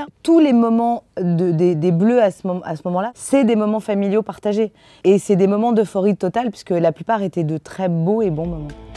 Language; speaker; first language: French; native; French